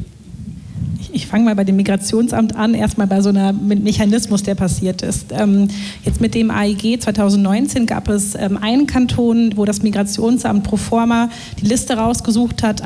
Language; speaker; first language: German; native; German